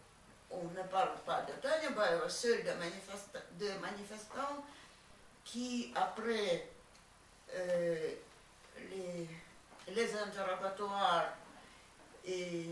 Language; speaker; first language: French; non-native, fluent; Russian